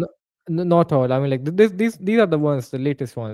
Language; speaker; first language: English; non-native, fluent; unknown